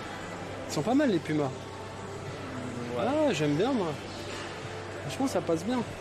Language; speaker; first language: French; native; French